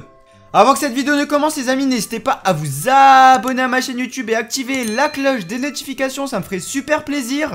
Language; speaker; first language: French; native; French